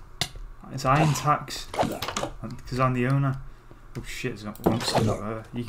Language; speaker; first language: English; native; English